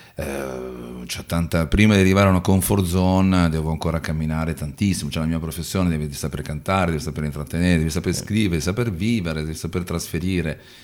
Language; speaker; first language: Italian; native; Italian